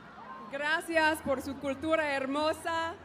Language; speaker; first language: Spanish; non-native, learner; English